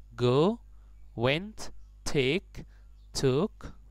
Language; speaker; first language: English; non-native, fluent; Arabic